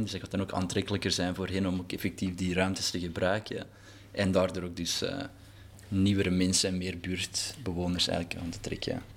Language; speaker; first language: Dutch; native; Dutch